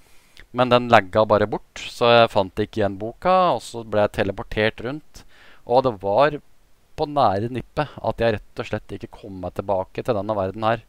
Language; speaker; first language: Norwegian; native; Norwegian